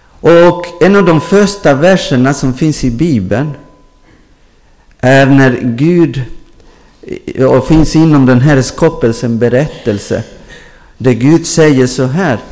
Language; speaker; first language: Swedish; non-native, fluent; Spanish